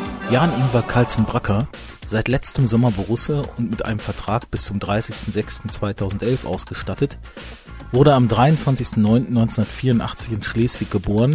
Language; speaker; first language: German; native; German